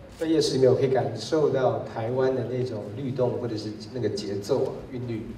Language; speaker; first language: Chinese; native; Chinese